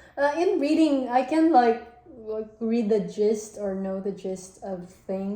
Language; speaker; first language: English; non-native, learner; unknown